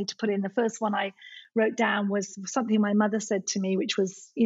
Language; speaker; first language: English; native; English